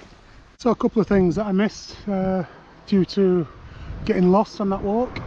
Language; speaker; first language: English; native; English